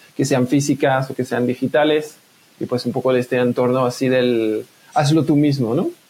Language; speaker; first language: Spanish; non-native, fluent; French